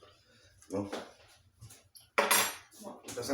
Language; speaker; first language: French; native; French